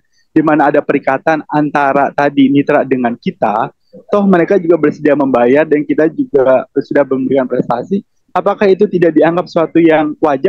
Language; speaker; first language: Indonesian; native; Indonesian